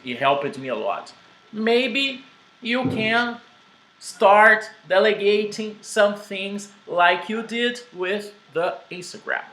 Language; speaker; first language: English; non-native, fluent; Portuguese